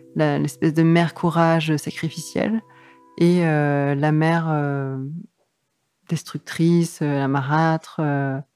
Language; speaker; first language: French; native; French